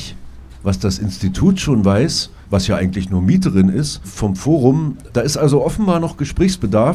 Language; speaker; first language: German; native; German